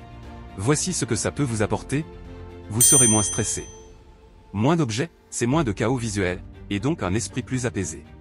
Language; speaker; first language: French; native; French